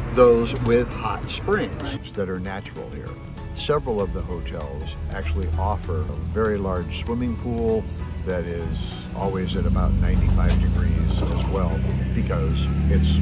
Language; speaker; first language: English; native; English